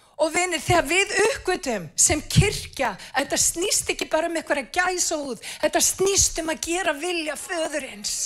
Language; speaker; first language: Icelandic; native; Icelandic